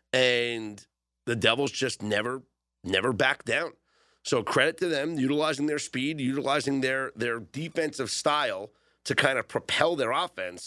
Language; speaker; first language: English; native; English